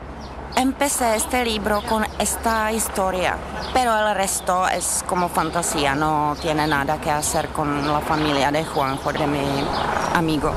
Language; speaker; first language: Spanish; non-native, learner; Czech